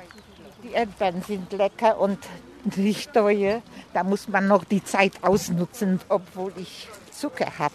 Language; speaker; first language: German; non-native, fluent; Polish